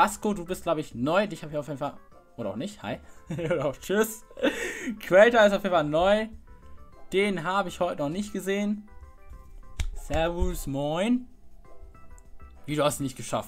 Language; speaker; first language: German; native; German